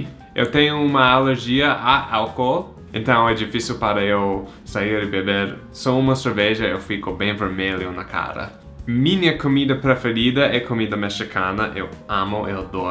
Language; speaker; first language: Portuguese; non-native, fluent; English